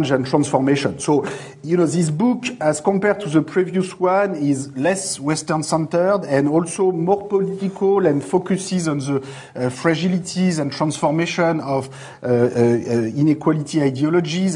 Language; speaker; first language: English; non-native, fluent; French